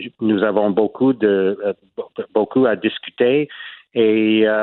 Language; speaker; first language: French; non-native, learner; English